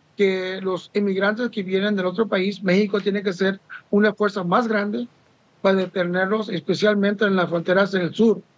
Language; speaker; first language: Spanish; early bilingual, heritage; Spanish